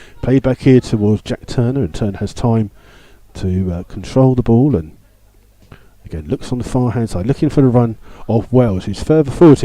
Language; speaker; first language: English; native; English